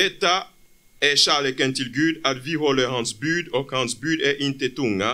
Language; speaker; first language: Swedish; non-native, fluent; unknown